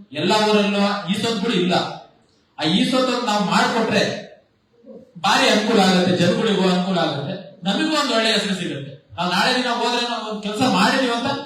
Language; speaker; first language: Kannada; non-native, local second language; Lambadi